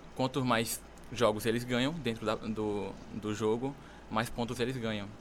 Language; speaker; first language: Portuguese; native; Portuguese